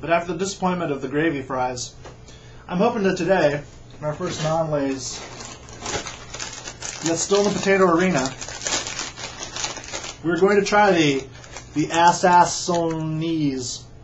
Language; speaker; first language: English; native; English